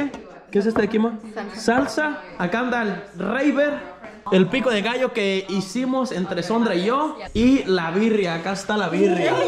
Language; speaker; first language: Spanish; native; Spanish